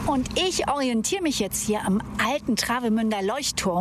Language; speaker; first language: German; native; German